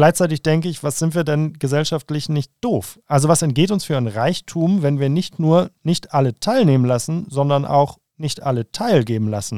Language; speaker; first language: German; native; German